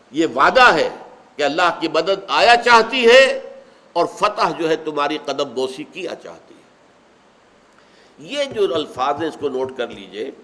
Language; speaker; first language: Urdu; native; Urdu